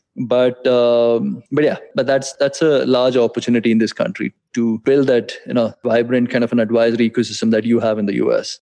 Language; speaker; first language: English; non-native, local second language; Hindi